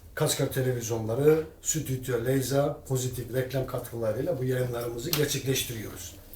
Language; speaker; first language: Turkish; native; Turkish